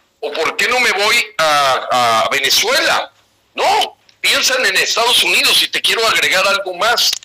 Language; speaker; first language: Spanish; native; Spanish